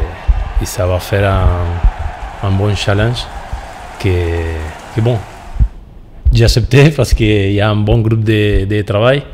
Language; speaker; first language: French; non-native, fluent; Spanish